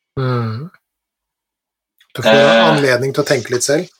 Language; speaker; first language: Norwegian; native; Norwegian